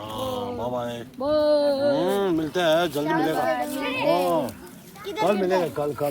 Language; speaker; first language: Hindi; non-native, local second language; Tibetan